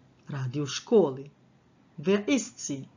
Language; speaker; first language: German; non-native, fluent; Croatian